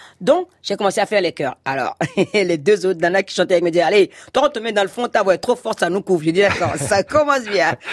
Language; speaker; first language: French; non-native, local second language; Fon